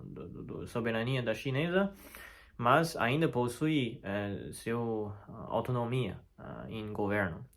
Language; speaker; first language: Portuguese; non-native, fluent; Chinese